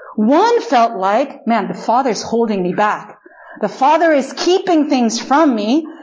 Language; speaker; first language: English; non-native, fluent; Spanish